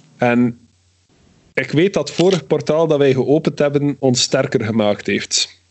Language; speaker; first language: Dutch; native; Dutch